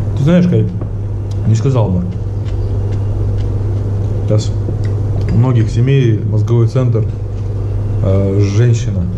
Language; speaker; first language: Russian; native; Russian